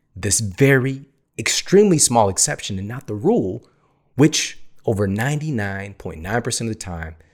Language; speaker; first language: English; native; English